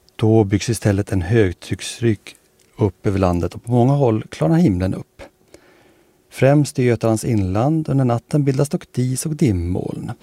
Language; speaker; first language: Swedish; native; Swedish